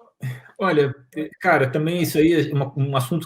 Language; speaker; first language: Portuguese; native; Portuguese